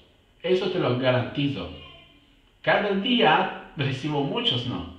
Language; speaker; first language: Spanish; non-native, fluent; Italian